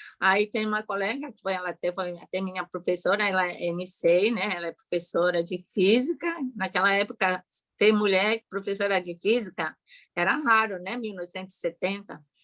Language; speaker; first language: Portuguese; early bilingual, other home language; Japanese